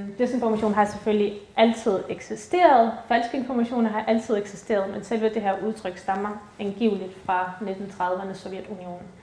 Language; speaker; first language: Danish; early bilingual, other home language; Ukrainian